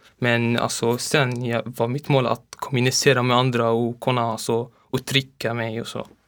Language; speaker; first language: Swedish; non-native, learner; Arabic